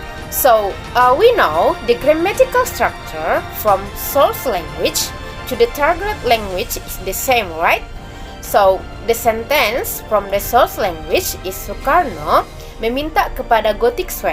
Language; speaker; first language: English; non-native, learner; Indonesian